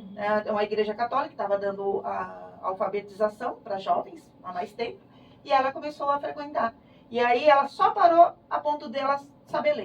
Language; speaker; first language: Portuguese; native; Portuguese